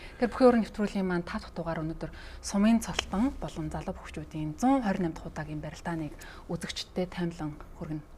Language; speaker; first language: Mongolian; native; Mongolian